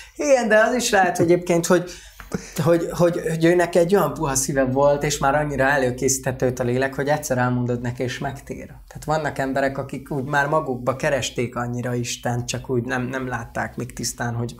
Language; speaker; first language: Hungarian; non-native, local second language; Romany